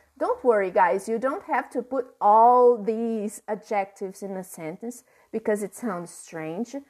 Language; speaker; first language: English; non-native, fluent; Portuguese